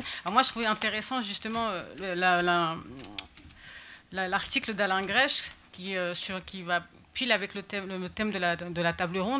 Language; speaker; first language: French; native; French